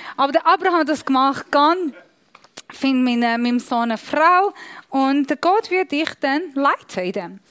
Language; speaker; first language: German; non-native, fluent; Persian